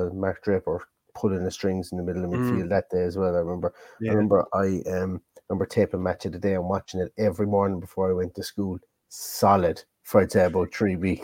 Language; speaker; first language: English; native; English